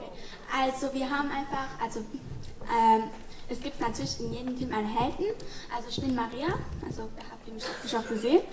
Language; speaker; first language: German; non-native, learner; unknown